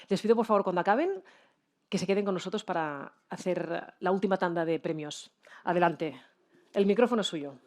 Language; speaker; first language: Spanish; non-native, local second language; Catalan